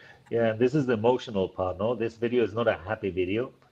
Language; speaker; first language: English; non-native, fluent; Spanish